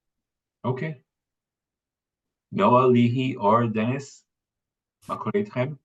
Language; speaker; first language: Hebrew; non-native, fluent; English